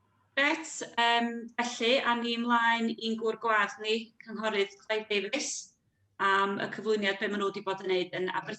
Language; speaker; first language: Welsh; native; Welsh